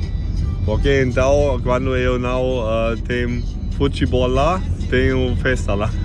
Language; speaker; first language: Portuguese; non-native, learner; German